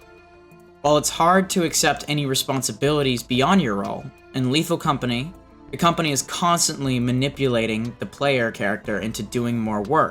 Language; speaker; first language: English; native; English